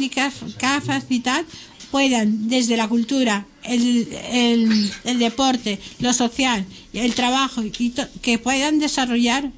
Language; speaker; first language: Spanish; native; Spanish